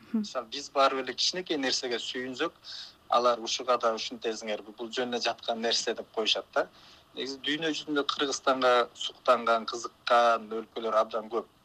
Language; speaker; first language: Kyrgyz; native; Kyrgyz